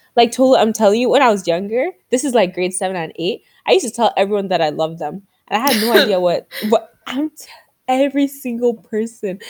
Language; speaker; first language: English; native; English